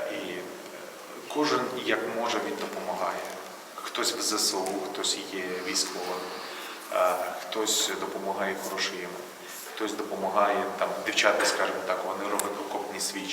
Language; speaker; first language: Ukrainian; non-native, local second language; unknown